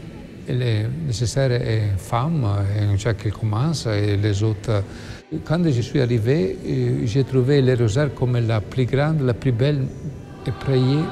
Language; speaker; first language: French; non-native, learner; Italian